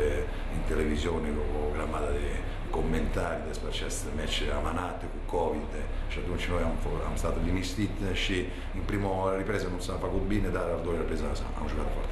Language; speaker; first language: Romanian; non-native, fluent; Italian